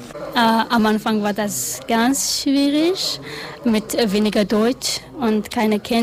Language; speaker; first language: German; non-native, learner; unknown